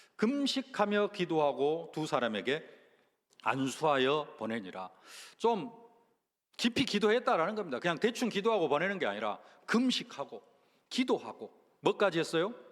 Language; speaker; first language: Korean; native; Korean